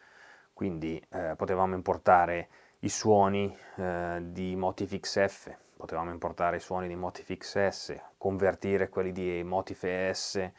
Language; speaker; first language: Italian; native; Italian